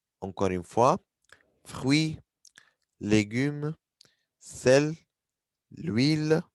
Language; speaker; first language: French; non-native, fluent; Arabic